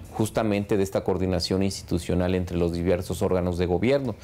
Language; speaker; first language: Spanish; native; Spanish